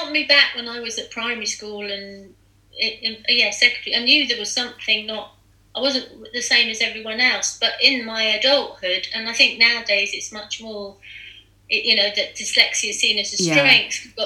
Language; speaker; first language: English; native; English